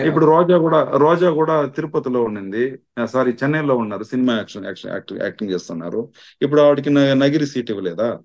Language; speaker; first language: Telugu; non-native, local second language; Tamil